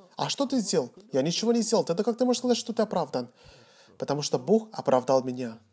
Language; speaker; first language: Russian; non-native, fluent; Korean